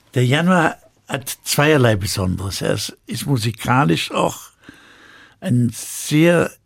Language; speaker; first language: German; native; German